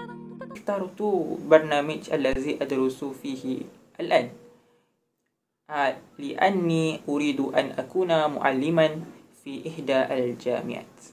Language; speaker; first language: Arabic; non-native, learner; Malay